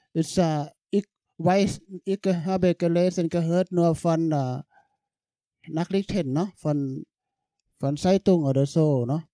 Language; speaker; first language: German; non-native, learner; Thai